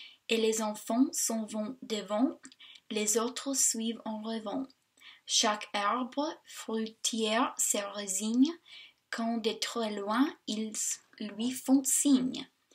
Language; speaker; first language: French; non-native, learner; English